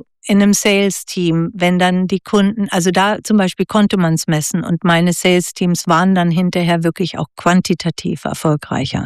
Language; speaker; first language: German; native; German